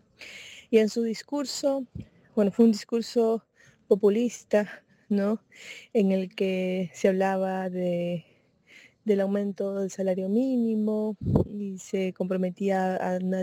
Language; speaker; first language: Spanish; native; Spanish